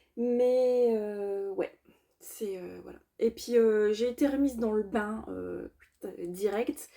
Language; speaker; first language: French; native; French